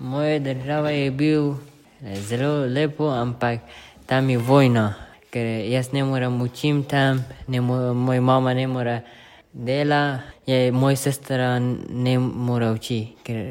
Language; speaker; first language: Slovenian; non-native, learner; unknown